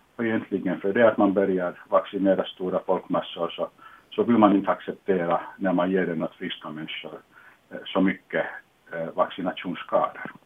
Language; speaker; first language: Swedish; non-native, local second language; Finnish